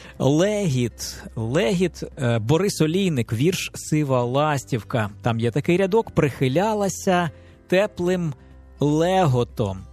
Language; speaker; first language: Ukrainian; native; Ukrainian